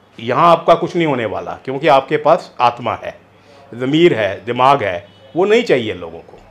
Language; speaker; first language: Hindi; non-native, local second language; Punjabi